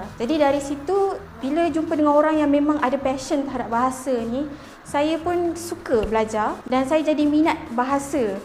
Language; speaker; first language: Malay; native; Malay